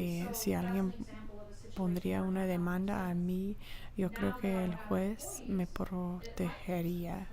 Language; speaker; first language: Spanish; non-native, fluent; English